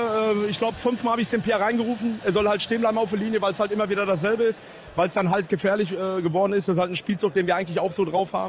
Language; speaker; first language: German; native; German